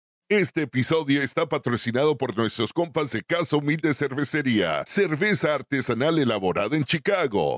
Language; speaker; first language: Spanish; early bilingual, heritage; Spanish